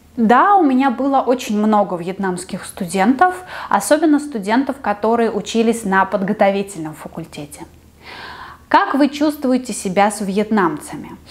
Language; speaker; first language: Russian; native; Russian